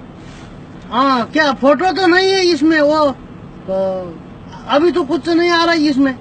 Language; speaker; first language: Hindi; non-native, learner; Nepali